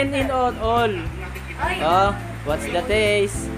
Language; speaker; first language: English; non-native, local second language; Filipino